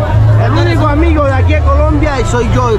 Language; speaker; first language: Spanish; native; Spanish